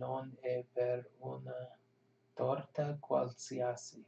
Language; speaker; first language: Italian; non-native, learner; English